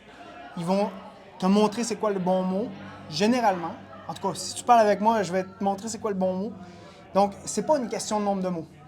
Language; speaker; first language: French; native; French